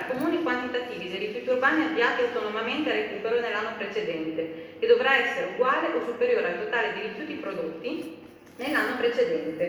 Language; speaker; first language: Italian; native; Italian